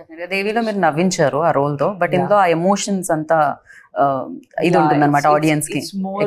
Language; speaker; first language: Telugu; native; Telugu